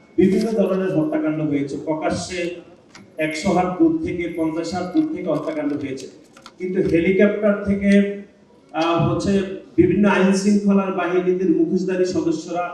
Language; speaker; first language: Bangla; native; Bangla